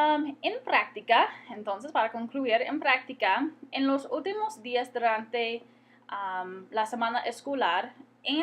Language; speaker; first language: Spanish; non-native, fluent; English